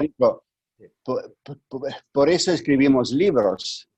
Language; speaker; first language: Spanish; non-native, fluent; Italian